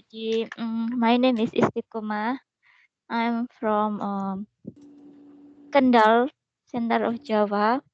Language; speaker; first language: English; non-native, learner; Indonesian